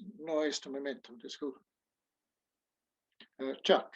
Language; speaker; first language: Spanish; non-native, fluent; English